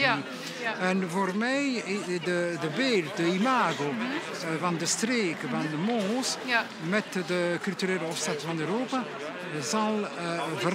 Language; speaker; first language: Dutch; non-native, local second language; French